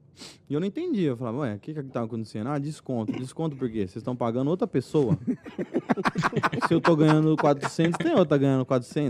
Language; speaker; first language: Portuguese; native; Portuguese